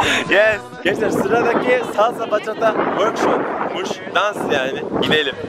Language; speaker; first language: Turkish; native; Turkish